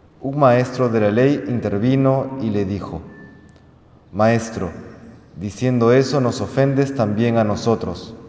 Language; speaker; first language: Spanish; native; Spanish